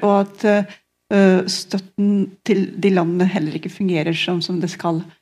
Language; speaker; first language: Norwegian; non-native, fluent; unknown